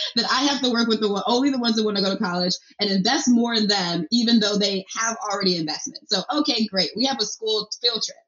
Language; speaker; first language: English; early bilingual, other home language; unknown